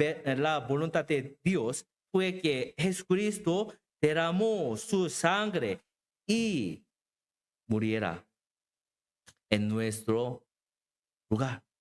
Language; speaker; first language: Spanish; non-native, learner; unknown